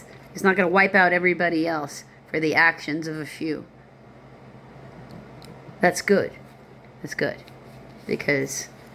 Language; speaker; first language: English; native; English